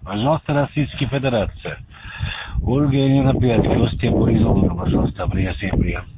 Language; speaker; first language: Russian; non-native, learner; German